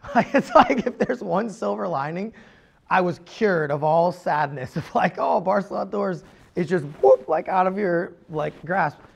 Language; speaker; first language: English; native; English